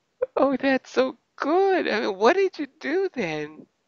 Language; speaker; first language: English; non-native, fluent; Russian